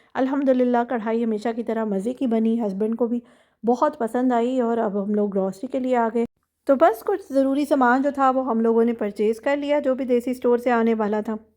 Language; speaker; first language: Urdu; native; Urdu